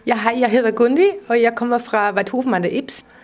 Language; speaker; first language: Danish; non-native, learner; German